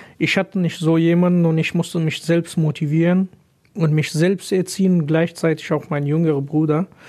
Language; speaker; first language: German; non-native, fluent; Pashto